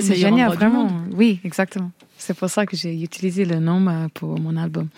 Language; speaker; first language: French; non-native, fluent; English